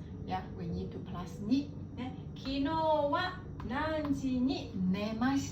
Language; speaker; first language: Japanese; non-native, fluent; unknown